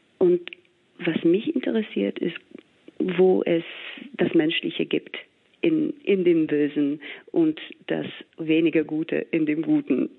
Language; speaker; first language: German; non-native, fluent; English